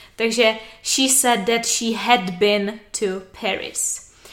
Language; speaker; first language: English; non-native, fluent; Czech